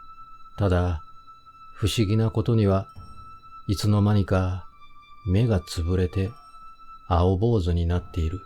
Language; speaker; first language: Japanese; native; Japanese